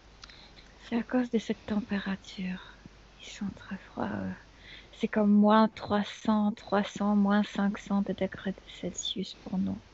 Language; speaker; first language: French; non-native, fluent; Spanish